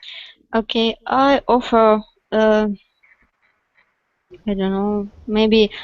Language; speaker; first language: English; non-native, learner; Russian